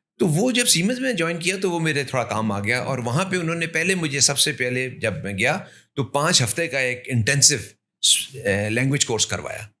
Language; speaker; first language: Urdu; native; Urdu